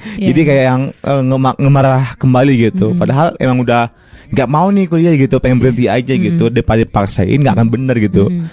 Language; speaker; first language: Indonesian; native; Indonesian